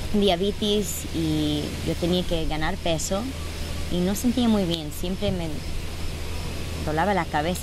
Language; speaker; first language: Spanish; early bilingual, heritage; Spanish